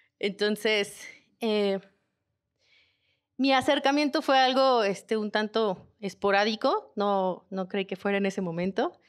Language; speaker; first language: Spanish; native; Spanish